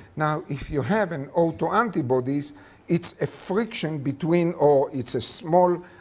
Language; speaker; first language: English; non-native, fluent; Hebrew